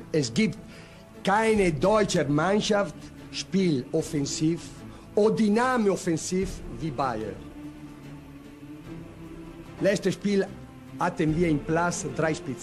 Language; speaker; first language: German; non-native, learner; Italian